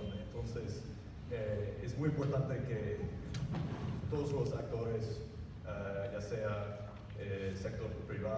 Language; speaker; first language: Spanish; non-native, fluent; English